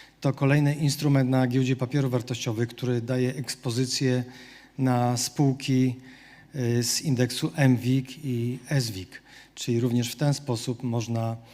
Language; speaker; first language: Polish; native; Polish